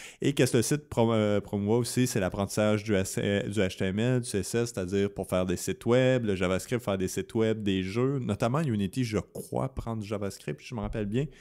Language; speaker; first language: French; native; French